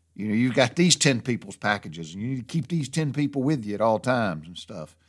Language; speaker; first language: English; native; English